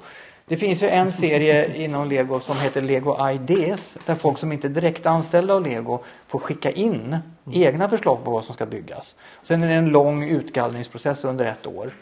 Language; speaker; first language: Swedish; native; Swedish